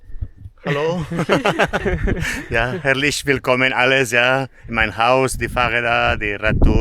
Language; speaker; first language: German; non-native, learner; Spanish